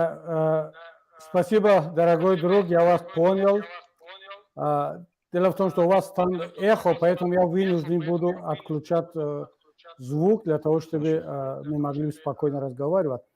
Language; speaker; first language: Russian; non-native, local second language; Tajik